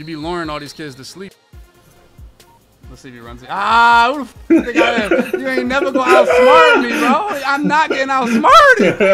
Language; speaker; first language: English; native; English